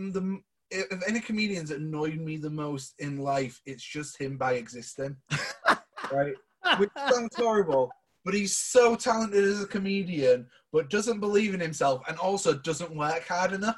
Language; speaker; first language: English; native; English